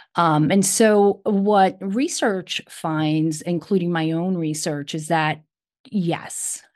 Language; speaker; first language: English; non-native, fluent; Portuguese